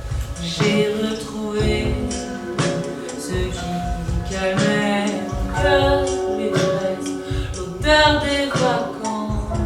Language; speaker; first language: French; native; French